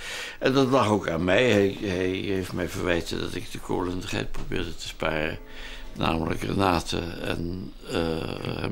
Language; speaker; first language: Dutch; native; Dutch